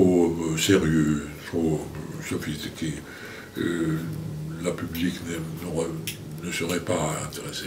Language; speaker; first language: French; non-native, fluent; Swedish